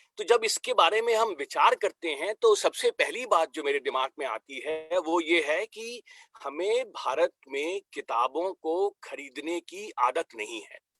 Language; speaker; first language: Hindi; native; Hindi